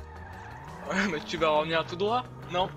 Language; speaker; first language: French; native; French